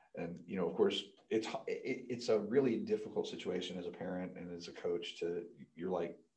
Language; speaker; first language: English; native; English